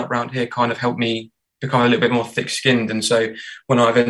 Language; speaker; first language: English; native; English